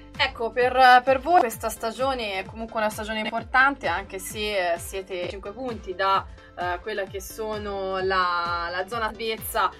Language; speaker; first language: Italian; native; Italian